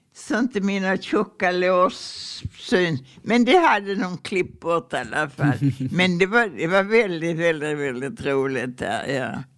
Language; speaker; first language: Swedish; native; Swedish